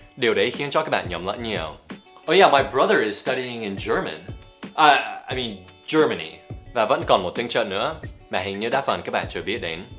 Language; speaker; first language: Vietnamese; non-native, fluent; English